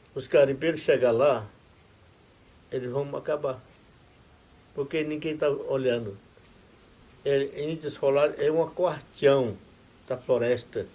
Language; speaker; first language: Portuguese; non-native, local second language; Yanomámi